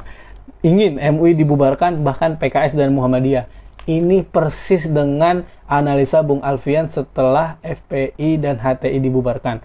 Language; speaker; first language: Indonesian; native; Indonesian